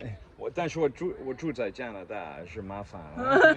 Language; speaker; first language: Chinese; non-native, learner; English